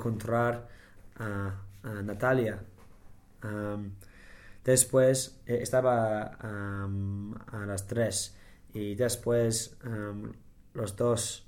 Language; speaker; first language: Spanish; non-native, learner; English